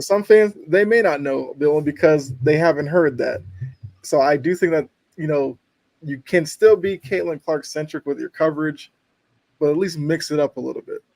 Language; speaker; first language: English; native; English